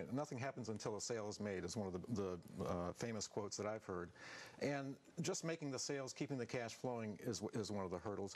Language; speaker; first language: English; native; English